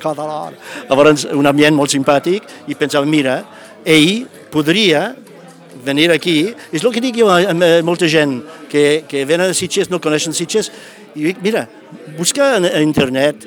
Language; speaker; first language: Catalan; non-native, fluent; English